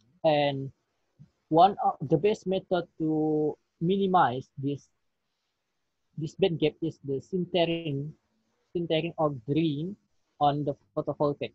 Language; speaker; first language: English; non-native, learner; Indonesian